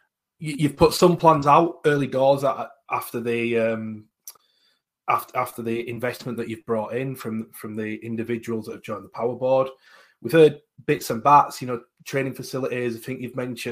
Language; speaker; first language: English; native; English